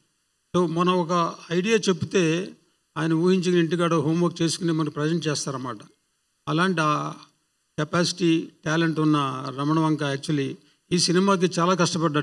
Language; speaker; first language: Telugu; native; Telugu